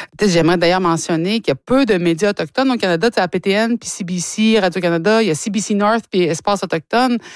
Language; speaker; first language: French; native; French